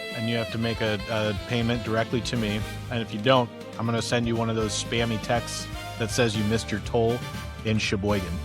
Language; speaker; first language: English; native; English